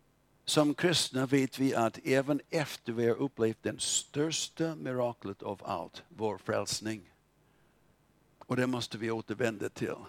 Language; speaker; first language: Swedish; non-native, fluent; English